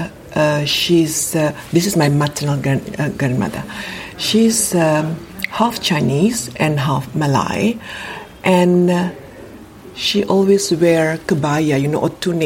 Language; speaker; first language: English; non-native, fluent; Indonesian